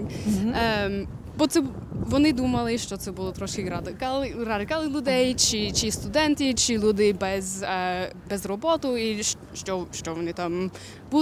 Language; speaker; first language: Ukrainian; non-native, learner; English